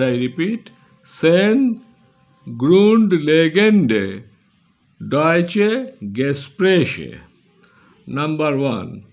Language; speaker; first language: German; non-native, learner; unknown